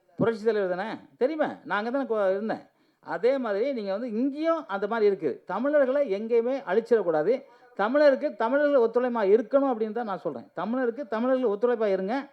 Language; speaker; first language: Tamil; native; Tamil